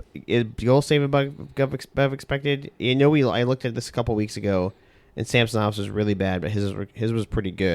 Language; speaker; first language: English; native; English